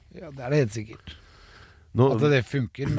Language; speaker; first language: Norwegian; native; Norwegian